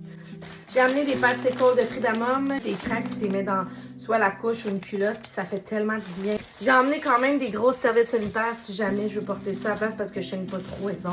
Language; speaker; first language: French; native; French